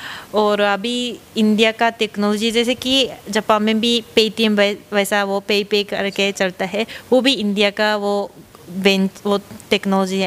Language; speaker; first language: Hindi; non-native, fluent; Japanese